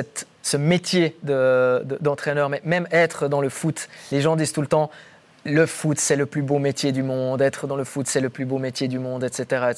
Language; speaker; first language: French; native; French